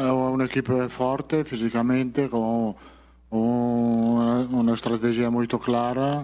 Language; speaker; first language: Portuguese; non-native, fluent; Italian